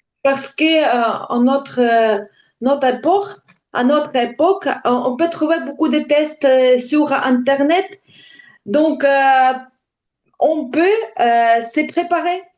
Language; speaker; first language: French; non-native, learner; Ukrainian